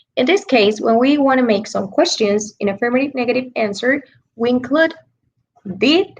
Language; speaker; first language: English; non-native, fluent; Spanish